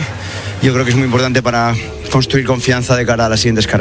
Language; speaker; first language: Spanish; native; Spanish